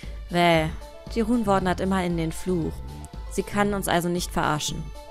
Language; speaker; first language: German; native; German